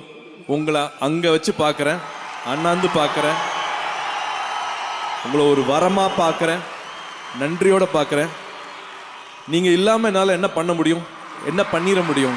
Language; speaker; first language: Tamil; native; Tamil